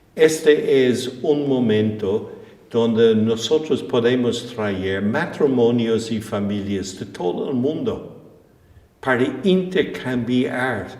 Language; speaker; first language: Spanish; non-native, fluent; English